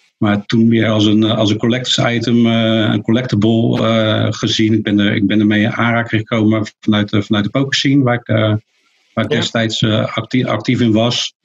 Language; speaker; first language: Dutch; native; Dutch